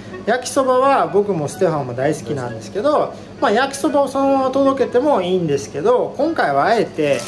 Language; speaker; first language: Japanese; native; Japanese